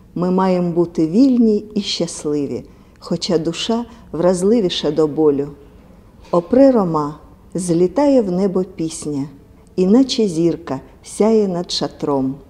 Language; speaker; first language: Ukrainian; non-native, local second language; Romany